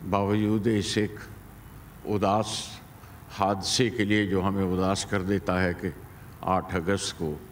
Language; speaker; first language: Hindi; native; Hindi